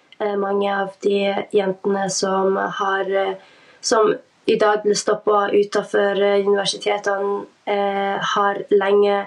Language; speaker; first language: Norwegian; early bilingual, other home language; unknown